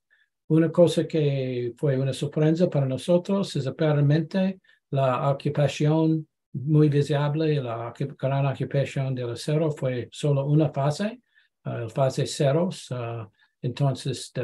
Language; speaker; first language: Spanish; non-native, learner; English